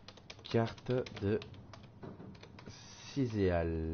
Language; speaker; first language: French; native; French